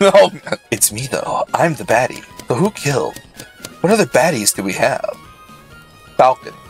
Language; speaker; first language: English; native; English